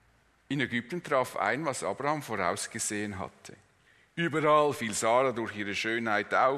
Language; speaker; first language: German; native; German